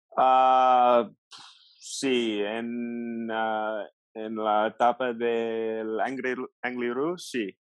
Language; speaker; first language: Spanish; non-native, learner; English